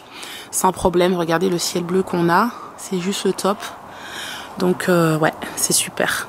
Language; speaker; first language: French; native; French